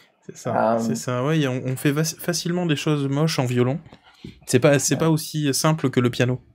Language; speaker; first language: French; native; French